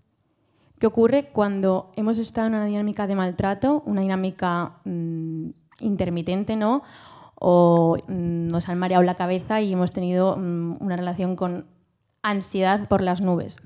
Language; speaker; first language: Spanish; native; Spanish